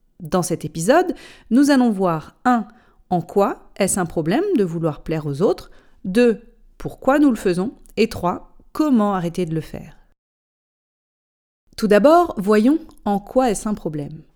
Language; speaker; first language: French; native; French